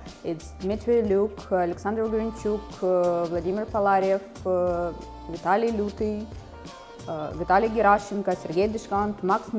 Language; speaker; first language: English; non-native, fluent; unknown